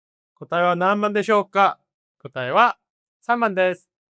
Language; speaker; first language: Japanese; non-native, fluent; Korean